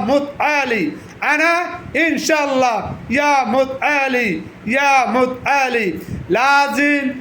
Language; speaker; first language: Arabic; non-native, learner; Bangla